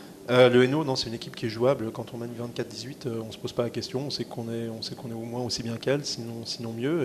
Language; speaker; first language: French; native; French